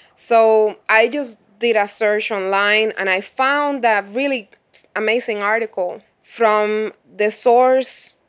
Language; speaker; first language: English; non-native, fluent; Spanish